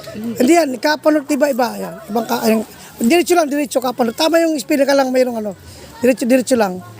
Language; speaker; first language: Filipino; non-native, local second language; Waray